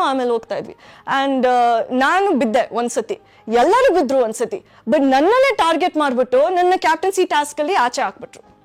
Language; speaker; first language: Kannada; non-native, fluent; English